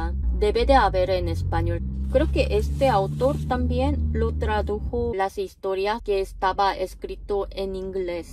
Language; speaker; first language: Spanish; non-native, fluent; Korean